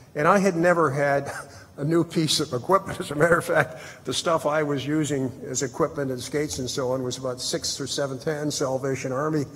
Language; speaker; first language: English; native; English